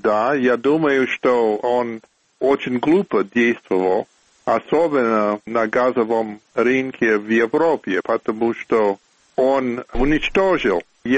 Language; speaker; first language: Russian; non-native, fluent; English